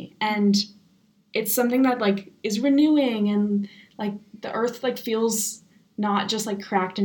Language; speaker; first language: English; native; English